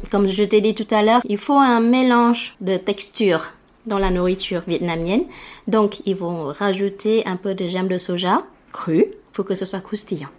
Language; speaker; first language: French; non-native, fluent; Vietnamese